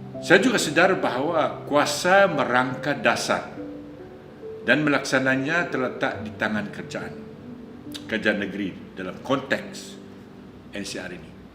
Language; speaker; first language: Malay; non-native, local second language; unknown